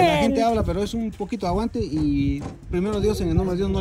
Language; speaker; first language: Spanish; native; Spanish